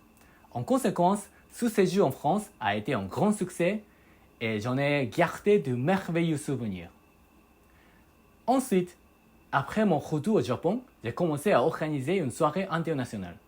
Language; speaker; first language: French; non-native, fluent; Japanese